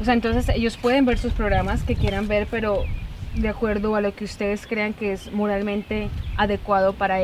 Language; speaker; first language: Spanish; native; Spanish